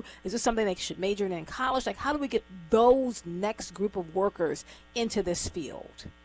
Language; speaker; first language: English; native; English